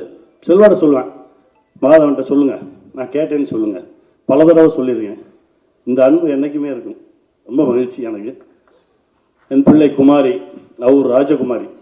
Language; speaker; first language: Tamil; native; Tamil